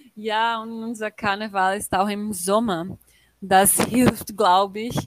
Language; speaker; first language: German; non-native, fluent; Portuguese